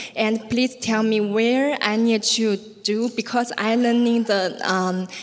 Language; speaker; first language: English; non-native, learner; Chinese